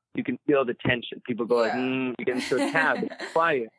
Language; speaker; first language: English; early bilingual, other home language; Spanish